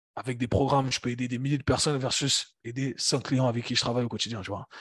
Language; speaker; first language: French; native; French